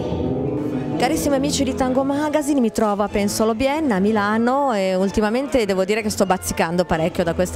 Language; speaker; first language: Italian; native; Italian